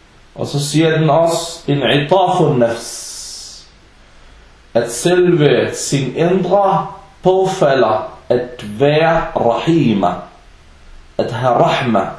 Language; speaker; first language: Danish; non-native, fluent; Arabic